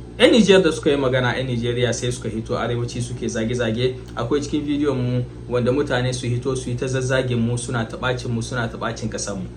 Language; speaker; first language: Hausa; native; Hausa